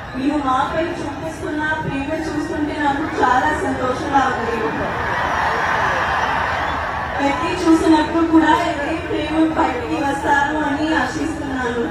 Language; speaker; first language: Telugu; non-native, learner; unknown